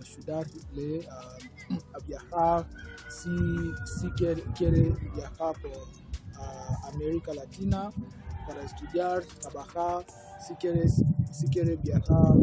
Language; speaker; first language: Spanish; non-native, fluent; French